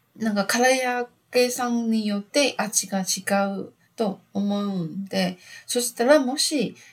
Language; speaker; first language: Japanese; non-native, fluent; Chinese